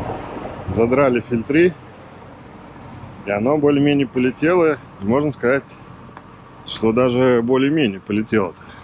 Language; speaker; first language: Russian; native; Russian